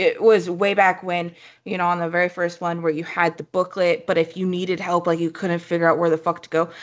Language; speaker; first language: English; native; English